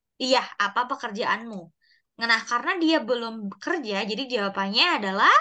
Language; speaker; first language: Indonesian; native; Indonesian